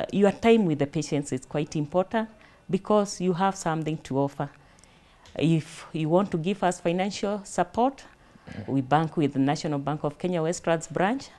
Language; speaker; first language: English; non-native, local second language; Kikuyu